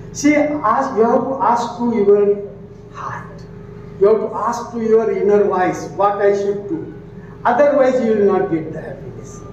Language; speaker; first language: English; non-native, local second language; Marathi